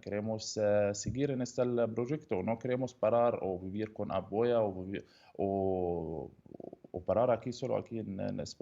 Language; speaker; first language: Spanish; non-native, learner; Arabic